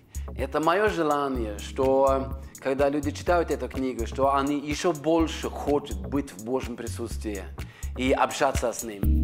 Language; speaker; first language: Russian; non-native, fluent; Norwegian